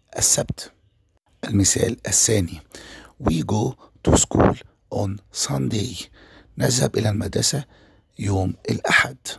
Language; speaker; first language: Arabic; native; Arabic